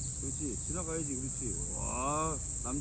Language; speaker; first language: Korean; native; Korean